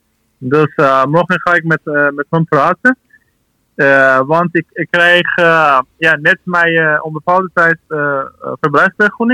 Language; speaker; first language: Dutch; non-native, learner; Persian